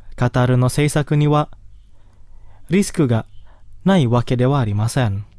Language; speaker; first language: Japanese; non-native, fluent; Indonesian